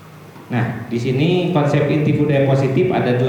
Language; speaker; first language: Indonesian; native; Indonesian